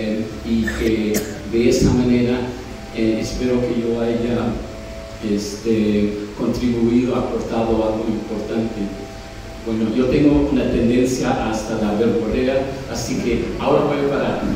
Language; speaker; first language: Spanish; non-native, fluent; English